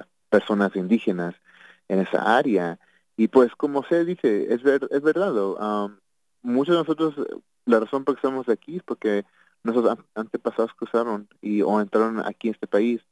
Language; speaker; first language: Spanish; early bilingual, heritage; Spanish